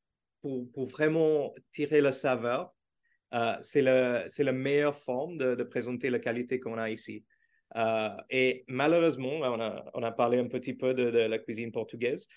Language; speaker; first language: French; non-native, learner; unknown